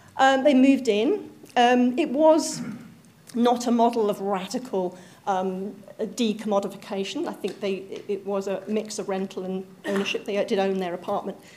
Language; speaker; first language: English; native; English